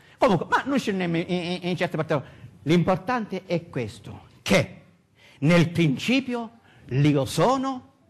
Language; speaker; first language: Italian; native; Italian